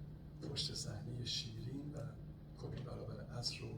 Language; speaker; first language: Persian; native; Persian